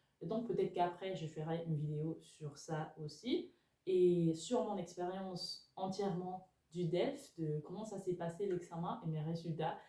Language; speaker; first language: French; non-native, fluent; Spanish